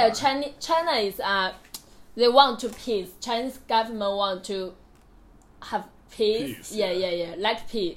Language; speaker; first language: English; non-native, learner; Chinese